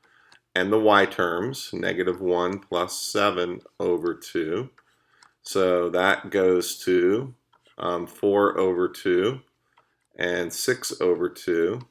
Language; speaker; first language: English; native; English